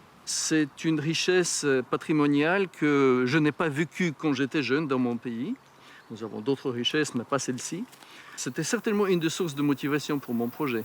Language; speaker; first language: French; non-native, fluent; Ukrainian